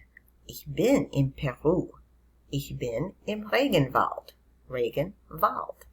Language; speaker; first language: German; non-native, fluent; English